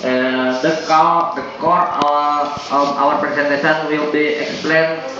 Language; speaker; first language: English; non-native, learner; Indonesian